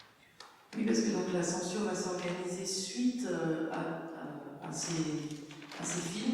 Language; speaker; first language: French; native; French